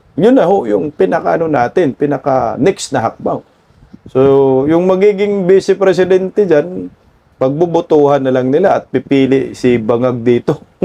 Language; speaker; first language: Filipino; non-native, local second language; Cebuano